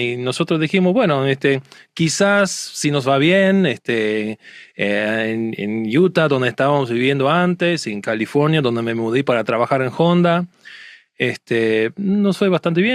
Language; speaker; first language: Spanish; non-native, fluent; English